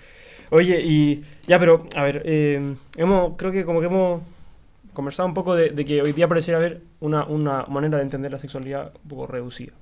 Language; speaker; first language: Spanish; native; Spanish